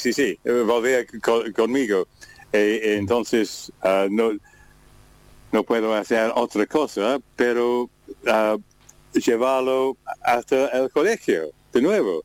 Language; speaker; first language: Spanish; non-native, learner; English